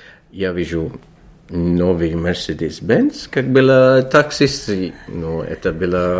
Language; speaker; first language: Russian; non-native, learner; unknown